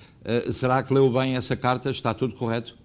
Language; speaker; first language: Portuguese; native; Portuguese